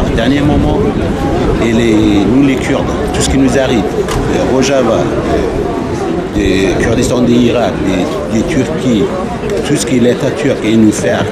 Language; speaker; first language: French; non-native, learner; Kurdish